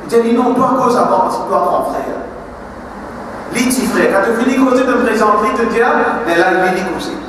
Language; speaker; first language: French; non-native, local second language; Morisyen